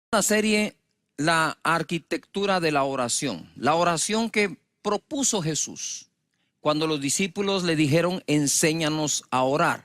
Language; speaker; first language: Spanish; native; Spanish